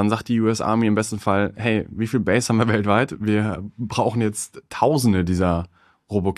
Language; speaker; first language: German; native; German